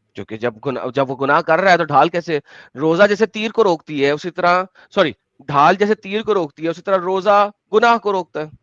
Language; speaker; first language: Hindi; native; Hindi